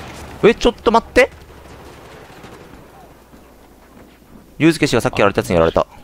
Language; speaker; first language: Japanese; native; Japanese